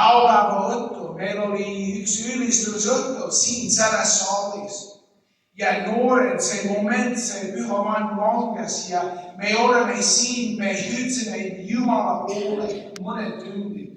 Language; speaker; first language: Estonian; non-native, fluent; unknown